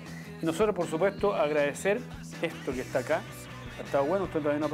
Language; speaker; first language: Spanish; native; Spanish